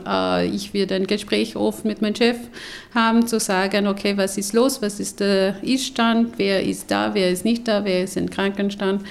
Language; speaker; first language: German; non-native, fluent; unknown